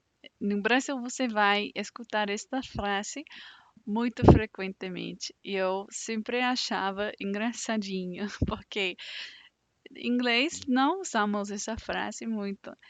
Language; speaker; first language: Portuguese; non-native, fluent; English